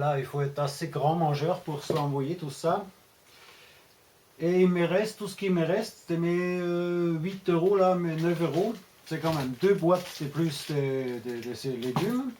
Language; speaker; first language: French; non-native, fluent; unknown